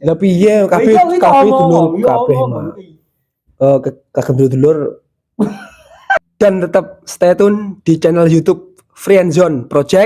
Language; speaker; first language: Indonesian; non-native, local second language; Javanese